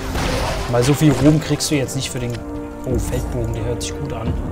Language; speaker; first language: German; native; German